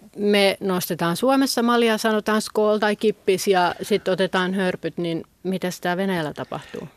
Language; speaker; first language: Finnish; native; Finnish